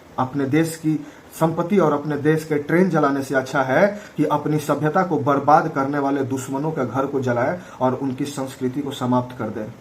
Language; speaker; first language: Hindi; native; Hindi